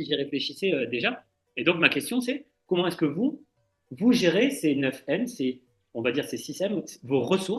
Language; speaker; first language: French; native; French